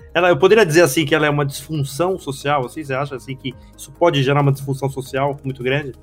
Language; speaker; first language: Portuguese; native; Portuguese